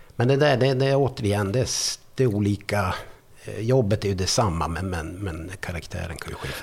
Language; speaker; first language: Swedish; native; Swedish